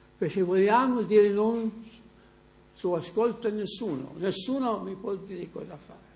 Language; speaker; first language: Italian; non-native, fluent; English